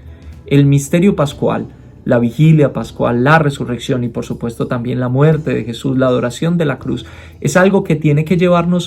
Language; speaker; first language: Spanish; native; Spanish